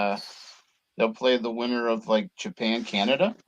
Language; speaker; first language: English; native; English